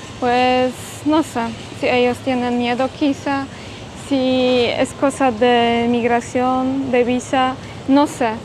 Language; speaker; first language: Spanish; non-native, fluent; Polish